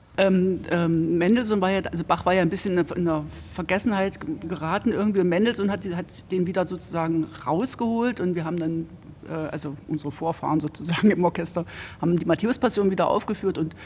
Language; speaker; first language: German; native; German